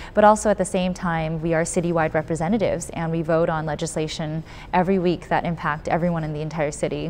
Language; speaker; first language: English; native; English